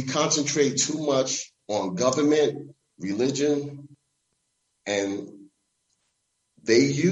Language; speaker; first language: English; native; English